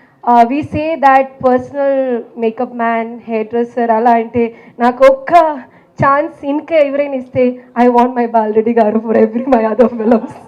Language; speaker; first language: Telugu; non-native, fluent; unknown